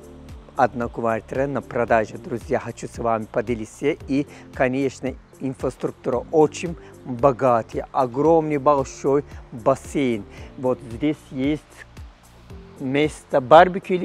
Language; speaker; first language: Russian; non-native, fluent; Turkish